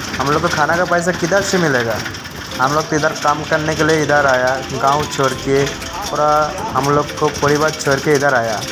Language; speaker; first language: Hindi; non-native, local second language; Bangla